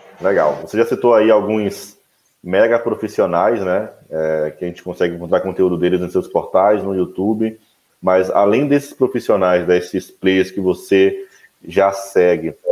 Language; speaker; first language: Portuguese; native; Portuguese